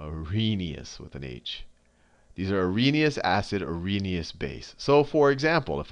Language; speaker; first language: English; native; English